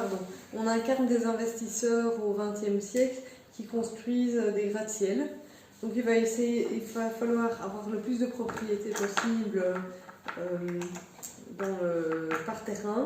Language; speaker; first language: French; native; French